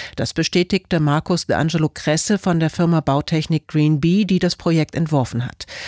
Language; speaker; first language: German; native; German